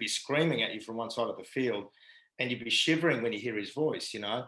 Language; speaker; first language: English; native; English